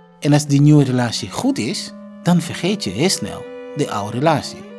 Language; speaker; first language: Dutch; non-native, fluent; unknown